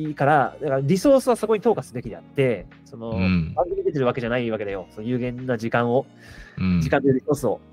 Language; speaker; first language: Japanese; native; Japanese